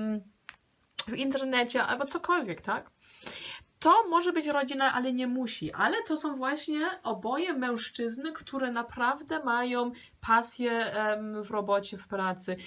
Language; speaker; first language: Polish; early bilingual, heritage; Polish